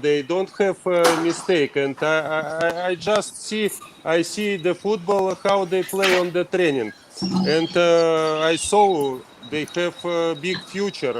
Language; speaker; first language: English; non-native, learner; Russian